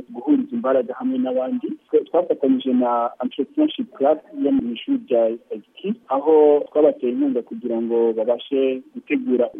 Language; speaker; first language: Kinyarwanda; early bilingual, heritage; Kinyarwanda